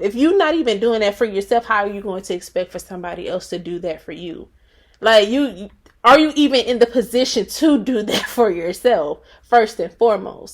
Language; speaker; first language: English; native; English